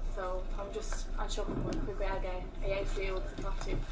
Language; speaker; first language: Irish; non-native, learner; English